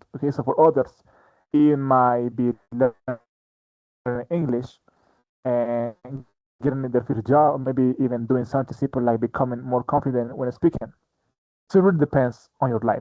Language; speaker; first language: English; non-native, fluent; Spanish